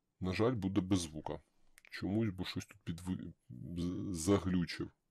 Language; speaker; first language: Ukrainian; non-native, local second language; Russian